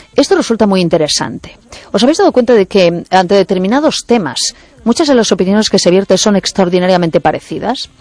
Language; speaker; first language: Spanish; native; Spanish